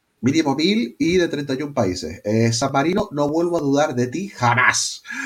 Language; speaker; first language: Spanish; native; Spanish